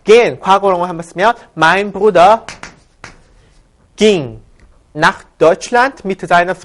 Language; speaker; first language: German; non-native, fluent; Korean